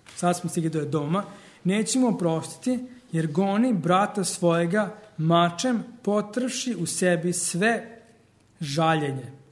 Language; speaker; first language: Serbian; early bilingual, heritage; Serbian